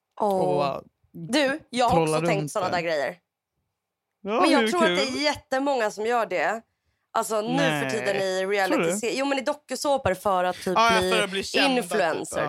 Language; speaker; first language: Swedish; native; Swedish